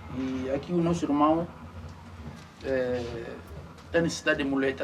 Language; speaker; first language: Portuguese; native; Portuguese